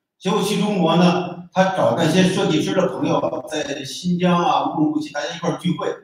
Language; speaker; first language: Chinese; native; Chinese